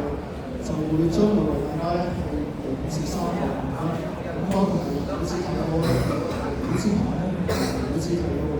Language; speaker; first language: Cantonese; native; Cantonese